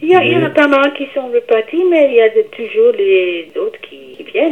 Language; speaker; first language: French; non-native, fluent; English